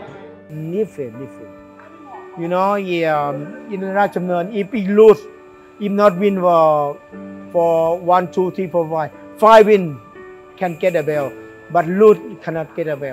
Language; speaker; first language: English; non-native, learner; Thai